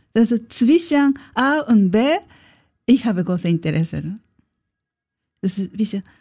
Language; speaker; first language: German; non-native, learner; Japanese